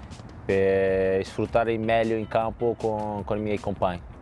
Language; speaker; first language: Italian; non-native, fluent; Portuguese